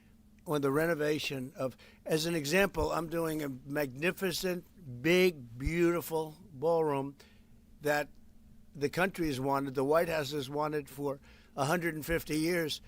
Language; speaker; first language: English; native; English